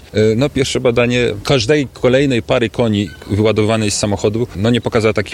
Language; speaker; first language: Polish; native; Polish